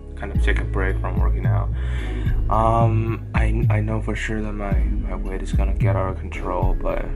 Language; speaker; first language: English; non-native, fluent; Chinese